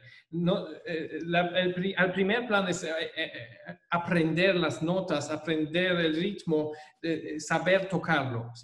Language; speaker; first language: Spanish; non-native, fluent; German